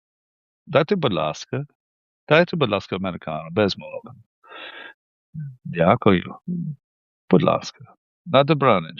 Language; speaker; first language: Ukrainian; non-native, learner; English